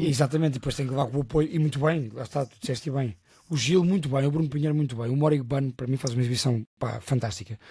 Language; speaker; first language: Portuguese; native; Portuguese